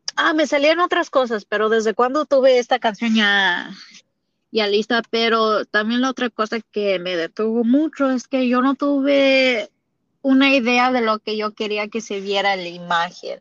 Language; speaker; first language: Spanish; early bilingual, heritage; Spanish